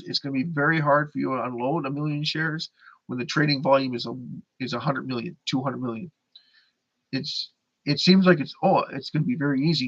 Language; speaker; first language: English; native; English